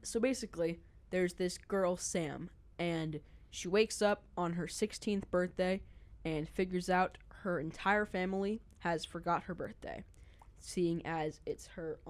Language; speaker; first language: English; native; English